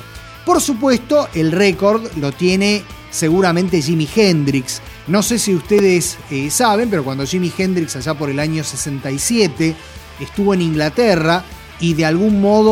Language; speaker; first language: Spanish; native; Spanish